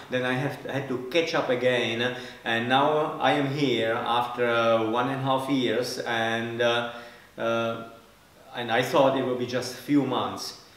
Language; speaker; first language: English; non-native, fluent; Czech